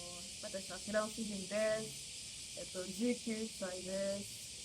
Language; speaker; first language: Japanese; non-native, learner; French